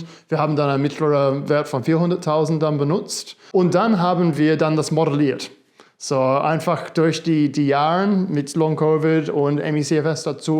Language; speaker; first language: German; non-native, fluent; English